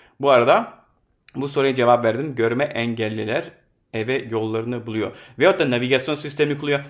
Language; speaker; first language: Turkish; early bilingual, heritage; Turkish